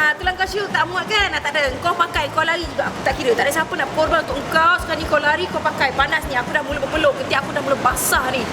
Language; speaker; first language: Malay; native; Malay